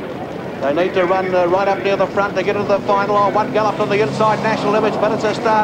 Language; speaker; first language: English; native; English